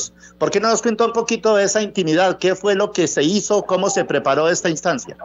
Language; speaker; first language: Spanish; native; Spanish